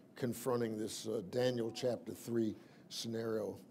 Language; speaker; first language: English; native; English